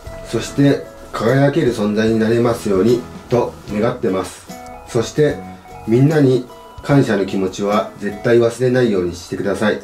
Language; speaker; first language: Japanese; native; Japanese